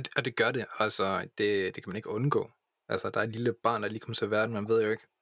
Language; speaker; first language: Danish; early bilingual, other home language; English